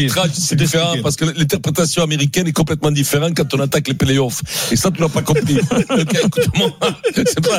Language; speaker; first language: French; native; French